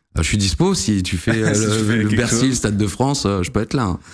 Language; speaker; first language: French; native; French